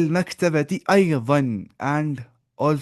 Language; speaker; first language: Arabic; non-native, fluent; Urdu